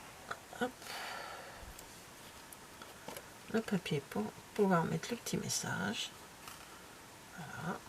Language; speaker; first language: French; native; French